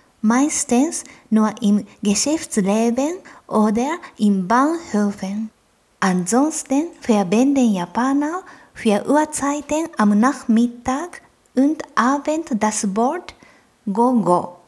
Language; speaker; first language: German; non-native, fluent; Japanese